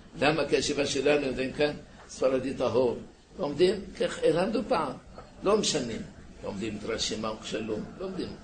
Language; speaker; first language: Hebrew; early bilingual, other home language; Arabic